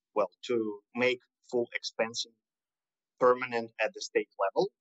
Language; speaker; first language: English; non-native, fluent; Russian